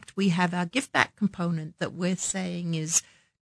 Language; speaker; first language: English; native; English